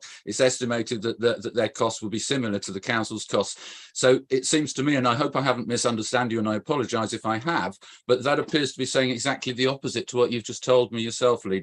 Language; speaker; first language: English; native; English